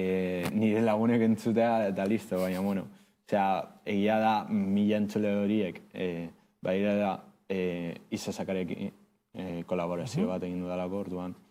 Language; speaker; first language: Basque; non-native, local second language; Spanish